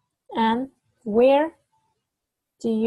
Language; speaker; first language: English; non-native, fluent; Vietnamese